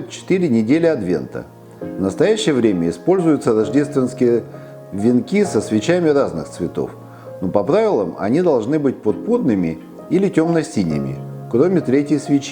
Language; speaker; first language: Russian; native; Russian